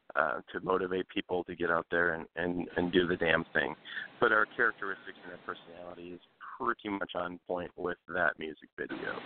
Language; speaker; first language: English; native; English